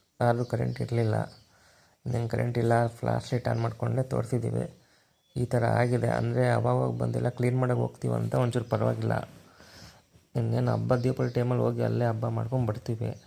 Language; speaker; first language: Kannada; non-native, local second language; Lambadi